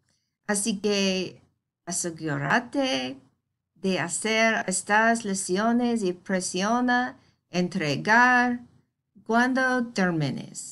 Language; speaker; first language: Spanish; non-native, fluent; English